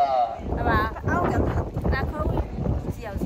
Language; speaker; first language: Chinese; native; Chinese